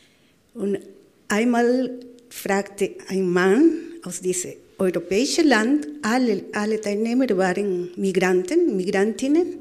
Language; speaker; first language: German; non-native, fluent; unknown